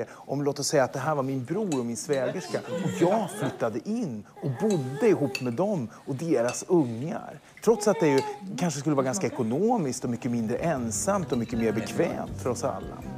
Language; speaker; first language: Swedish; native; Swedish